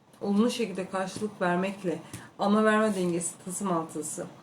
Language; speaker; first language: Turkish; native; Turkish